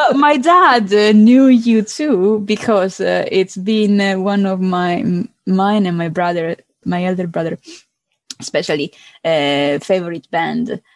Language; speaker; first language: English; non-native, fluent; Italian